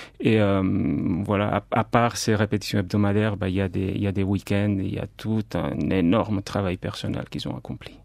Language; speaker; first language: French; non-native, fluent; Catalan